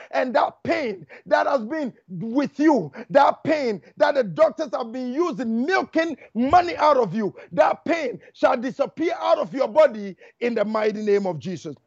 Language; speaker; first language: English; non-native, local second language; Akan